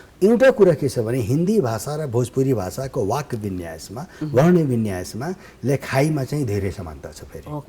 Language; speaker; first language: Nepali; non-native, local second language; Bhojpuri